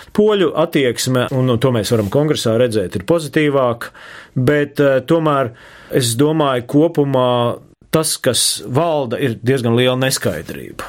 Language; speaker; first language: Latvian; native; Latvian